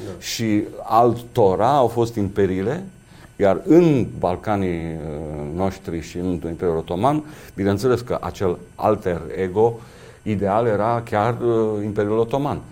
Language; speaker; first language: Romanian; native; Romanian